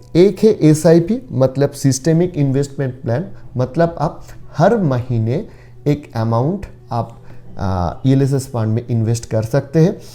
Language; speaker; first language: Hindi; non-native, local second language; Bangla